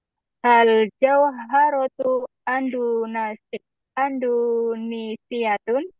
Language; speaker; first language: Arabic; non-native, learner; Indonesian